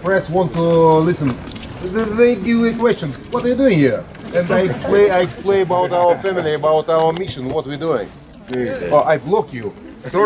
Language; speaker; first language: English; non-native, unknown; Ukrainian